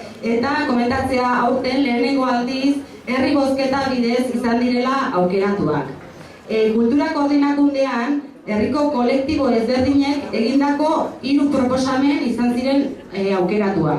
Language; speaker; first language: Basque; native; Basque